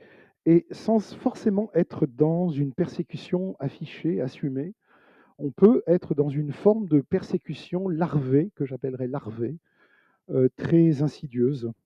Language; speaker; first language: French; native; French